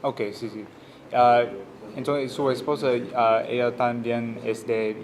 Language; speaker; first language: Spanish; non-native, learner; English